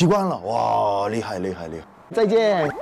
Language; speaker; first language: Chinese; non-native, fluent; Korean